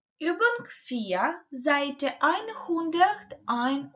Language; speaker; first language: German; non-native, learner; Ukrainian